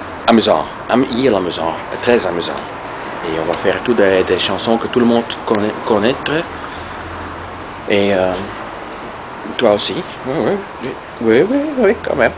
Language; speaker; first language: French; non-native, local second language; Dutch